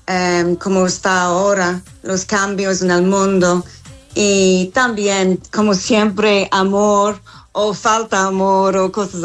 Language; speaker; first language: Spanish; non-native, fluent; English